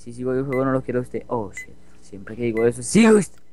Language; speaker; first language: Spanish; native; Spanish